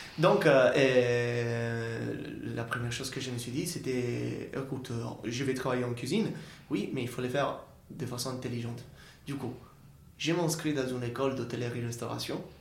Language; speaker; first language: French; non-native, fluent; Italian